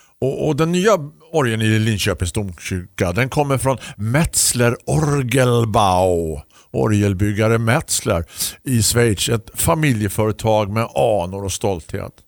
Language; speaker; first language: Swedish; native; Swedish